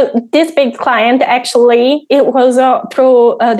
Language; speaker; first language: English; non-native, fluent; Portuguese